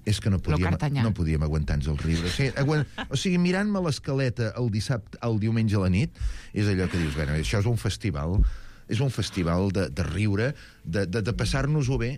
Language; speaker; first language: Catalan; native; Catalan